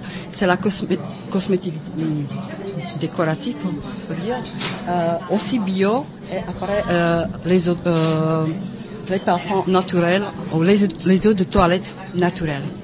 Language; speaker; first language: French; non-native, learner; Czech